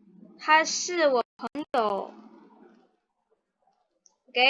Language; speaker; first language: Chinese; non-native, fluent; Indonesian